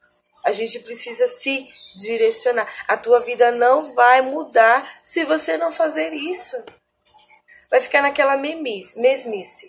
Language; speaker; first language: Portuguese; native; Portuguese